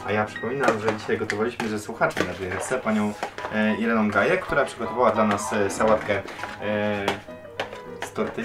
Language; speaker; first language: Polish; native; Polish